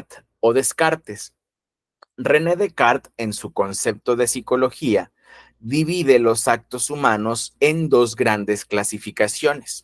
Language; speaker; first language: Spanish; native; Spanish